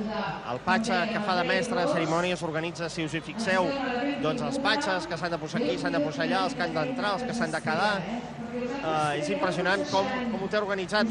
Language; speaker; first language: Catalan; native; Catalan